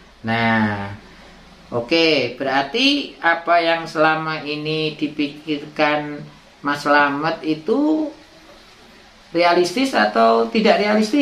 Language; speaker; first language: Indonesian; native; Indonesian